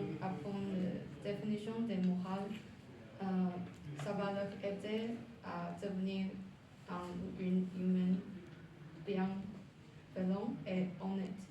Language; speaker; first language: French; non-native, learner; Chinese